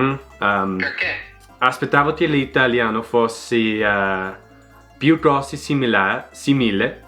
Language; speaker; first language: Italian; non-native, learner; English